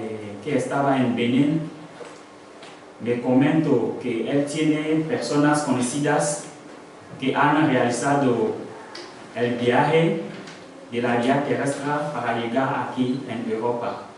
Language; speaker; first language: Spanish; non-native, learner; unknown